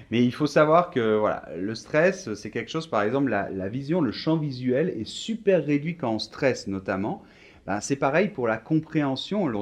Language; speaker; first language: French; native; French